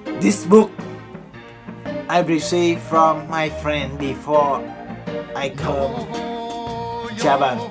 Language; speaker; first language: English; non-native, learner; Vietnamese